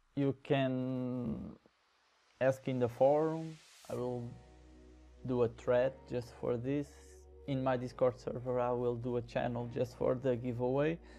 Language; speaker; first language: English; non-native, fluent; Portuguese